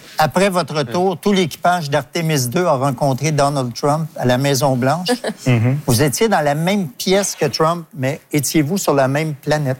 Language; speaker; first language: French; native; French